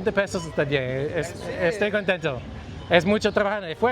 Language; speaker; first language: Spanish; non-native, learner; English